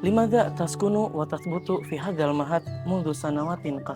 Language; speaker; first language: Arabic; non-native, learner; Indonesian